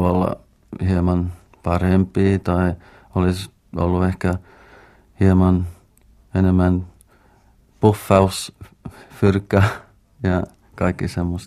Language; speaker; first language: Finnish; non-native, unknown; English